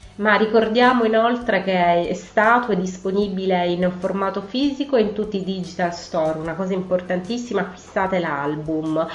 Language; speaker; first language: Italian; native; Italian